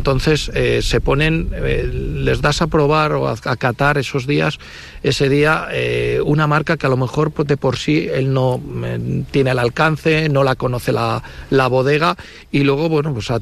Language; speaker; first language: Spanish; native; Spanish